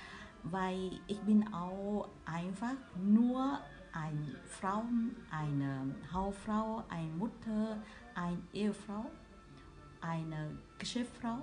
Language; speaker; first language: German; non-native, learner; Vietnamese